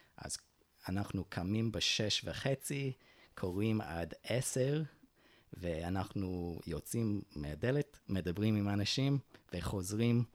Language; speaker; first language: Hebrew; non-native, fluent; English